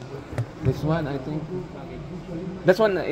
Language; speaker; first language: English; non-native, local second language; Filipino